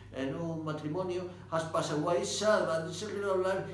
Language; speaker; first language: English; non-native, fluent; Spanish